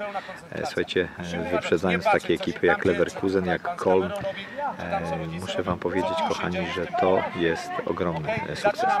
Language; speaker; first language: Polish; native; Polish